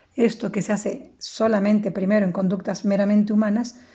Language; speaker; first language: Spanish; native; Spanish